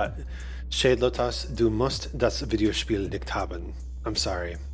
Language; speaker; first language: German; non-native, learner; English